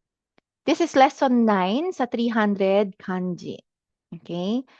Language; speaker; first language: English; non-native, local second language; Filipino